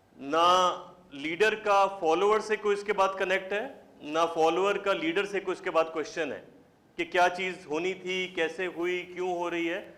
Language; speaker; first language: Urdu; native; Urdu